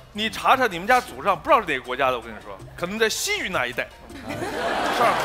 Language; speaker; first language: Chinese; native; Chinese